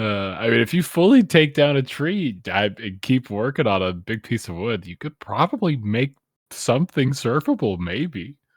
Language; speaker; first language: English; native; English